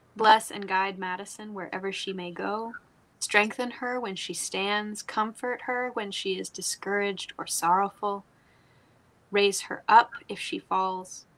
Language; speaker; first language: English; native; English